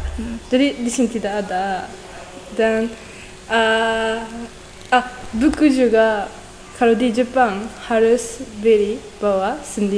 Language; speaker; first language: Indonesian; non-native, learner; Japanese